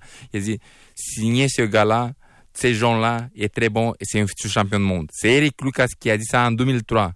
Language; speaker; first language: French; non-native, fluent; Romanian